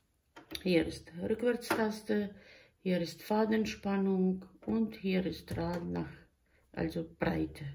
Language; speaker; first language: German; non-native, local second language; Bosnian